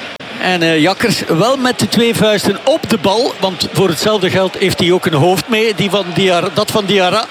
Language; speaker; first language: Dutch; native; Dutch